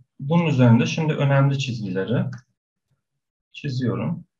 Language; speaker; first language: Turkish; non-native, fluent; Persian